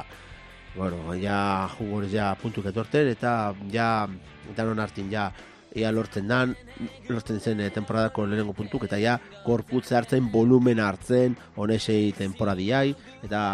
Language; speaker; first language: Basque; native; Basque